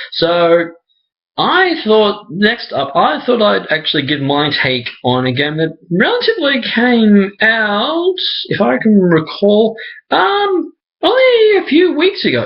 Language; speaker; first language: English; native; English